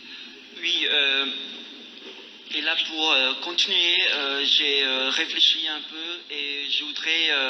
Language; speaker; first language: French; non-native, fluent; Khmer